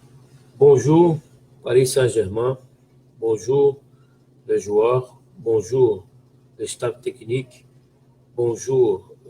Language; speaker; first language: French; non-native, fluent; Portuguese